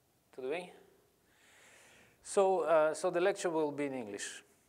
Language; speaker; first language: English; non-native, fluent; Portuguese